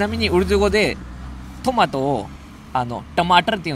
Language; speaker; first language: Japanese; non-native, fluent; Urdu